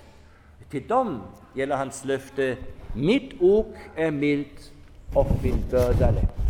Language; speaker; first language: Swedish; non-native, fluent; German